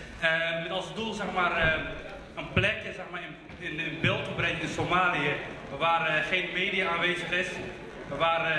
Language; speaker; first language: Dutch; early bilingual, other home language; Somali